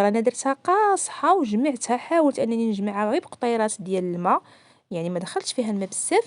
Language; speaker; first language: Arabic; native; Arabic